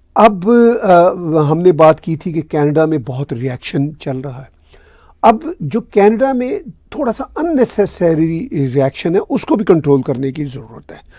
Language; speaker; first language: Urdu; native; Urdu